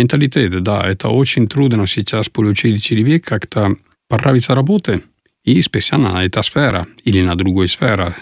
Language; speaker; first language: Russian; non-native, learner; Italian